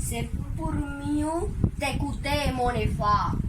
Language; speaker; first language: French; non-native, learner; Spanish